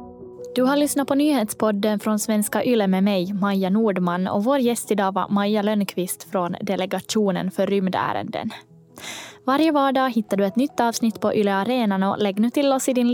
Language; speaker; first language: Swedish; native; Swedish